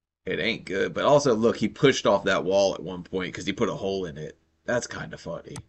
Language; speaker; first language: English; native; English